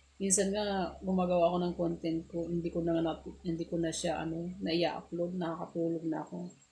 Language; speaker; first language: Filipino; non-native, local second language; Iloko